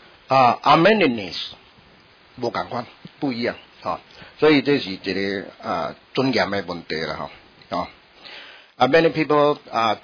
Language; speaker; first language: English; non-native, learner; Min Nan Chinese